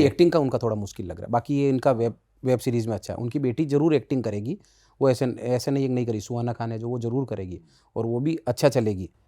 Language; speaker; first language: Hindi; native; Hindi